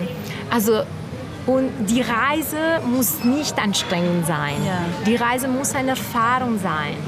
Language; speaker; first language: German; non-native, fluent; Italian